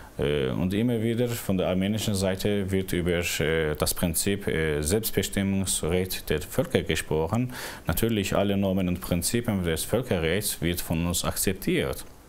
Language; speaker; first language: German; non-native, fluent; Azerbaijani